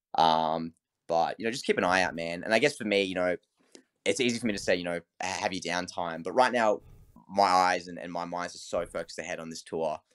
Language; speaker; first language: English; native; English